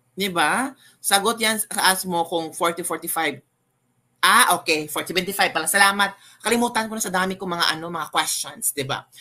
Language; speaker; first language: Filipino; non-native, local second language; Cebuano